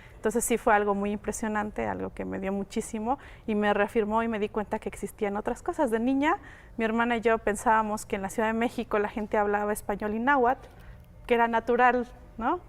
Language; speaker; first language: Spanish; non-native, local second language; Mixtepec Mixtec